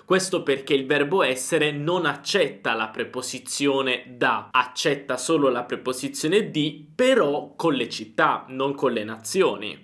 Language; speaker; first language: Italian; native; Italian